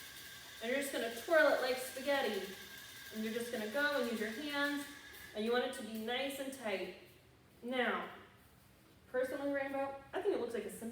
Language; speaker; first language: English; native; English